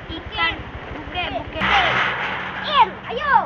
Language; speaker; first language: Indonesian; native; Indonesian